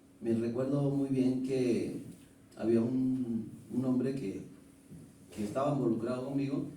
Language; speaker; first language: Spanish; native; Spanish